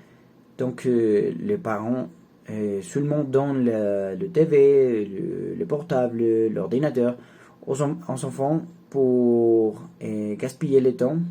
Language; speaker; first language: French; non-native, learner; Spanish